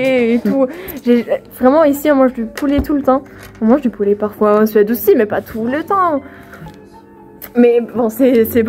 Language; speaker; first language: French; non-native, fluent; Swedish